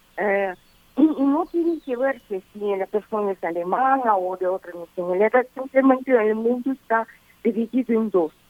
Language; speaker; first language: Spanish; non-native, fluent; Russian